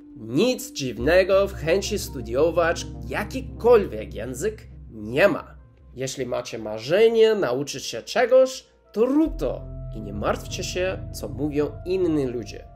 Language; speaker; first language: Polish; non-native, learner; English